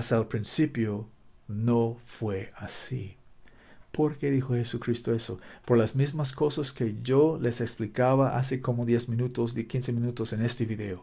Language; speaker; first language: Spanish; non-native, learner; English